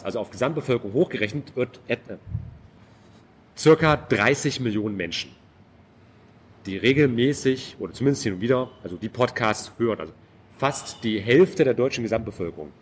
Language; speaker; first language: German; native; German